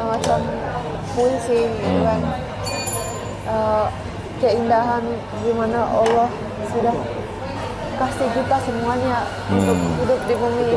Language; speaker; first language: Indonesian; non-native, fluent; Finnish